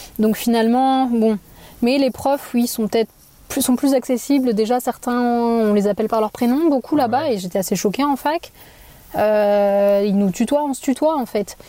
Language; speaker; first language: French; native; French